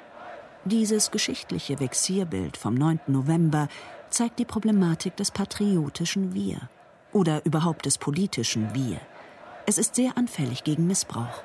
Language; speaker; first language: German; native; German